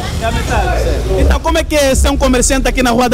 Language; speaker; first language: Portuguese; native; Portuguese